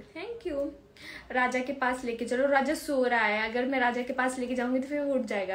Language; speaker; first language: Hindi; native; Hindi